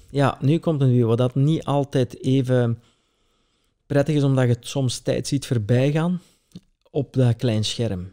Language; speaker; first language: Dutch; early bilingual, other home language; Italian